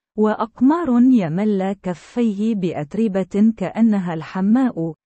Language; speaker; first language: Arabic; non-native, local second language; Central Kurdish